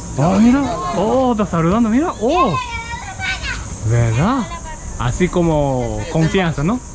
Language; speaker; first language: Spanish; non-native, learner; Japanese